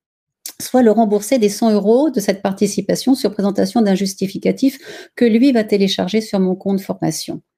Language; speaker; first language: French; native; French